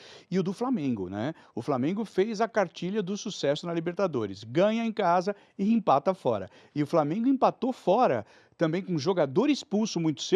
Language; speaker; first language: Portuguese; native; Portuguese